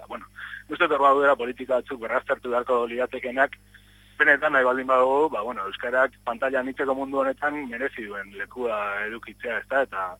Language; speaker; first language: Basque; native; Basque